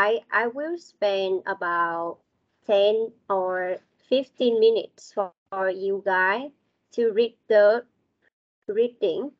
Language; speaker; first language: English; non-native, learner; Vietnamese